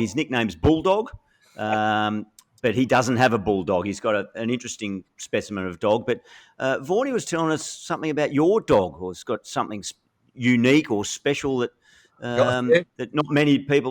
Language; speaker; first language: English; native; English